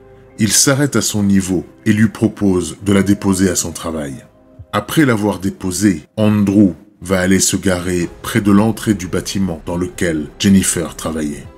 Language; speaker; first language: French; native; French